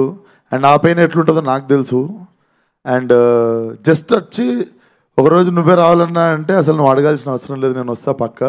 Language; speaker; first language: Telugu; native; Telugu